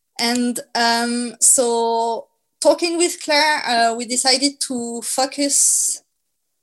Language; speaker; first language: English; non-native, fluent; French